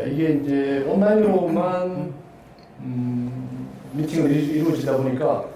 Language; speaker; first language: Korean; native; Korean